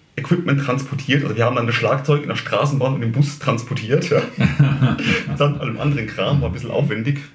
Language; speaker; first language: German; native; German